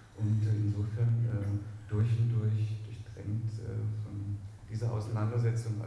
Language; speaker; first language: German; early bilingual, other home language; Spanish